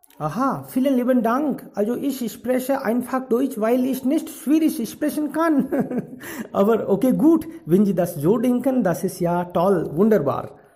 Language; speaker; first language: German; non-native, fluent; Hindi